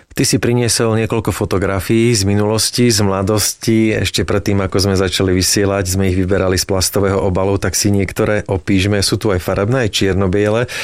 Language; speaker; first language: Slovak; native; Slovak